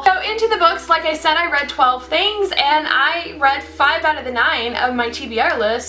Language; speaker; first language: English; native; English